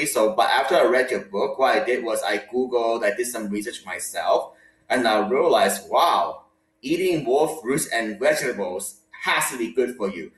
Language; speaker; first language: English; non-native, local second language; Cantonese